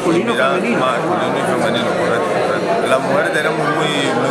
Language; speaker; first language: Spanish; native; Spanish